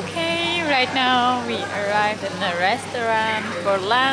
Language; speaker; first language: English; non-native, fluent; Chinese